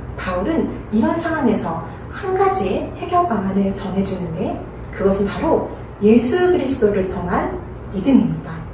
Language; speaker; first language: Korean; native; Korean